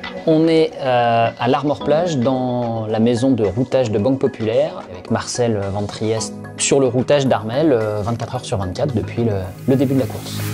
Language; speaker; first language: French; native; French